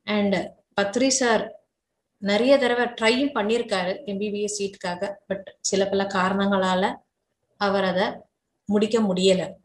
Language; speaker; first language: Tamil; native; Tamil